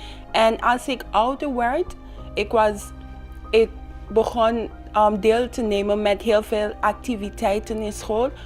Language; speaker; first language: Dutch; non-native, local second language; Papiamento